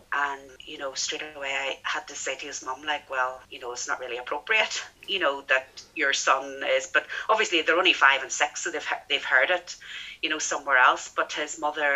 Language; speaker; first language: English; native; English